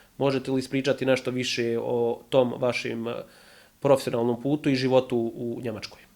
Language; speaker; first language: Bosnian; native; Bosnian